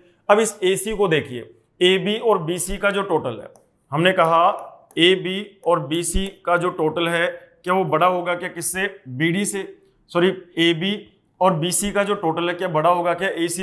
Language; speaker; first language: Hindi; native; Hindi